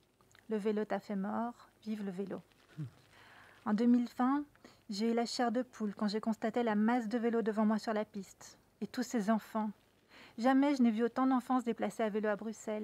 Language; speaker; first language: French; native; French